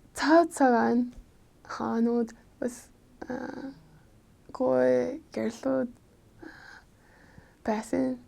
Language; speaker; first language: Mongolian; non-native, fluent; English